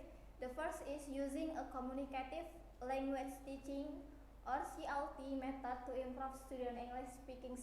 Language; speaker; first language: English; non-native, learner; Indonesian